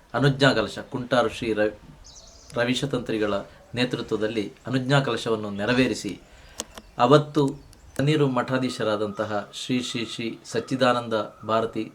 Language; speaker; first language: Kannada; native; Kannada